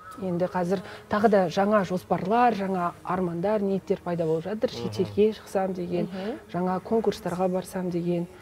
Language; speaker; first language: Kazakh; native; Kazakh